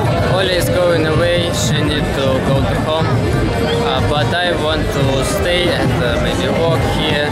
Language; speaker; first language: English; non-native, learner; Russian